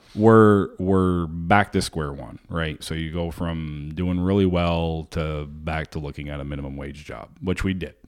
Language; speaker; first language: English; native; English